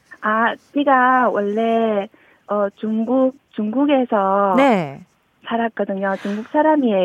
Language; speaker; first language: Korean; non-native, learner; Chinese